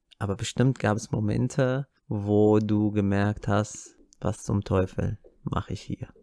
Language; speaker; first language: German; non-native, fluent; Arabic